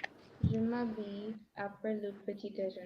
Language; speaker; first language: French; non-native, learner; English